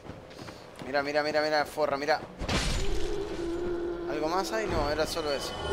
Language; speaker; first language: Spanish; native; Spanish